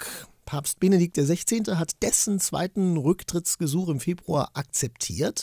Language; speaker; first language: German; native; German